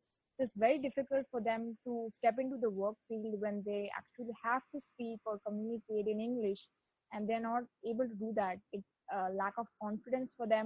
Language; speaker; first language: English; non-native, local second language; Bangla